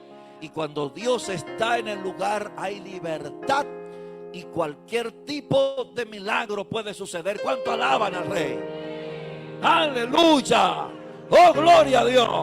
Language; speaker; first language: Spanish; native; Spanish